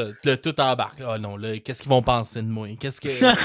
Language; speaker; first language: French; native; French